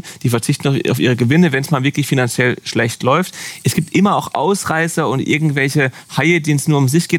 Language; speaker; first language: German; native; German